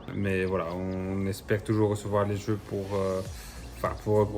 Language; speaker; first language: French; native; French